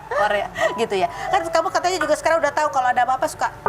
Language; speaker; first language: Indonesian; native; Indonesian